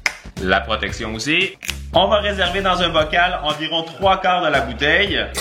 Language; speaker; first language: French; native; French